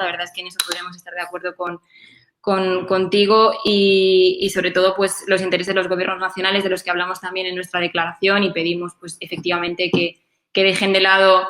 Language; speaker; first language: Spanish; native; Spanish